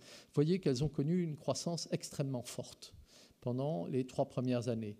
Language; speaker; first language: French; native; French